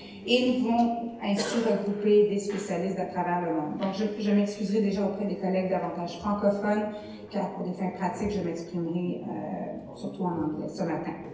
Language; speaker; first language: French; native; French